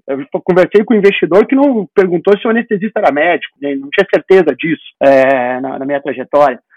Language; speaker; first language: Portuguese; native; Portuguese